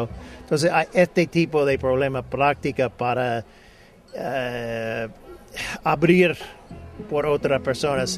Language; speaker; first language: Spanish; non-native, fluent; English